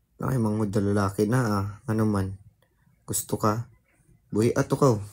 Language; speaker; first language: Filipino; non-native, local second language; Hiligaynon